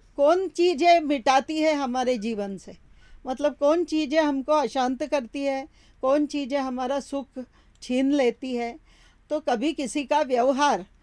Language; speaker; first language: Hindi; non-native, local second language; Marathi